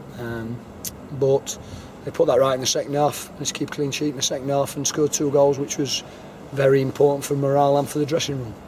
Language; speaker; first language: English; native; English